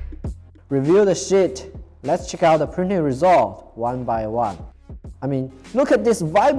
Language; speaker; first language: English; non-native, fluent; Chinese